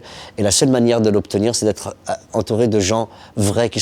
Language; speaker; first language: French; early bilingual, other home language; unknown